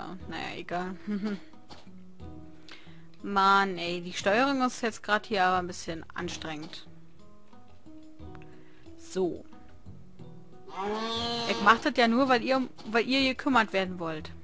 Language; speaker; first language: German; native; German